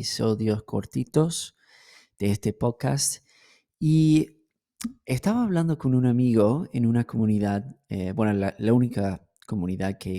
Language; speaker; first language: Spanish; non-native, fluent; English